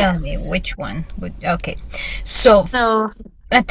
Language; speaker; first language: English; non-native, fluent; Spanish